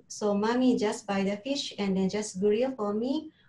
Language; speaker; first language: English; non-native, learner; Japanese